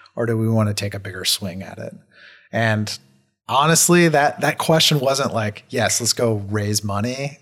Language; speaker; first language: English; native; English